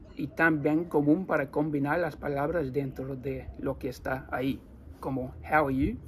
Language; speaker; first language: Spanish; non-native, learner; English